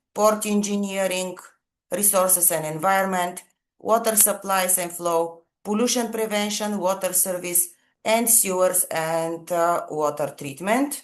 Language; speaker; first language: English; non-native, fluent; Bulgarian